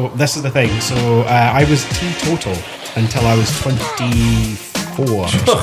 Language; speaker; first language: English; native; English